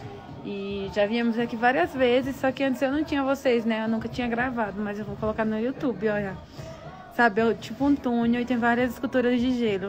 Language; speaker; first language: Portuguese; native; Portuguese